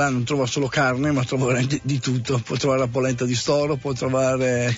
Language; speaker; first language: Italian; native; Italian